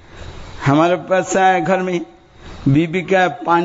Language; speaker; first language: Hindi; non-native, learner; Bangla